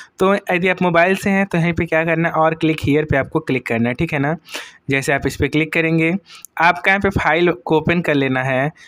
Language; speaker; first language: Hindi; native; Hindi